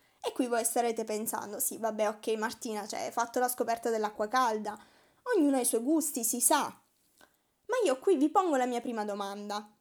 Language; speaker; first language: Italian; native; Italian